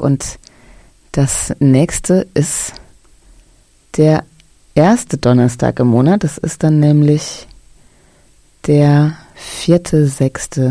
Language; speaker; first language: German; native; German